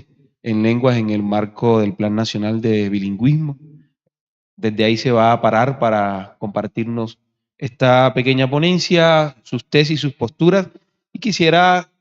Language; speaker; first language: Spanish; native; Spanish